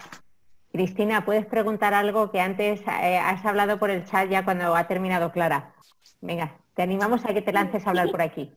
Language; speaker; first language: Spanish; native; Spanish